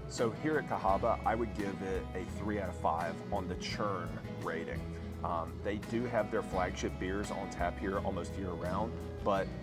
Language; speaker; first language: English; native; English